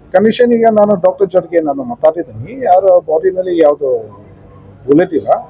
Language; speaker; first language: Kannada; non-native, local second language; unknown